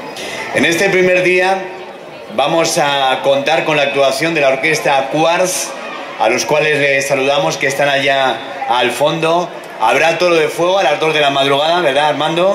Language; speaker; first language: Spanish; native; Spanish